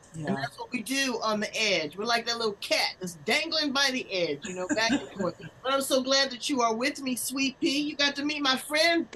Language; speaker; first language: English; native; English